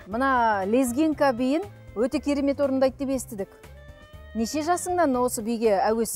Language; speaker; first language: Kazakh; native; Kazakh